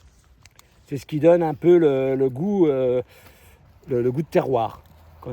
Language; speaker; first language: French; native; French